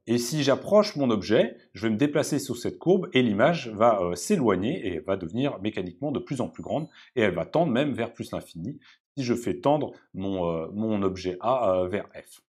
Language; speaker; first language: French; native; French